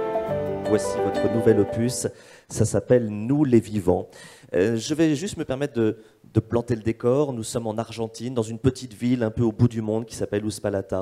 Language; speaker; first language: French; native; French